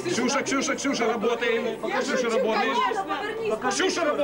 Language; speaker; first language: Russian; non-native, fluent; English